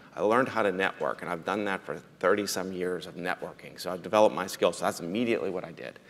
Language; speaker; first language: English; native; English